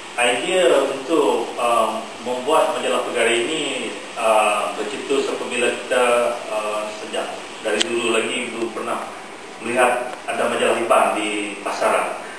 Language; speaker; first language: Malay; non-native, local second language; Iban